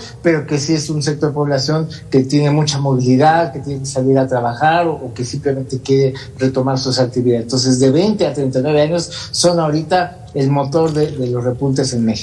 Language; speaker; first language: Spanish; native; Spanish